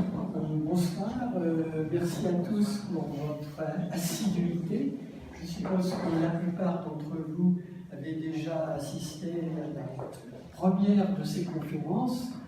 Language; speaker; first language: French; native; French